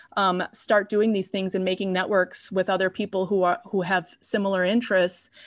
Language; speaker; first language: English; native; English